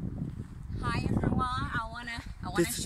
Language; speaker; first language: English; non-native, learner; Portuguese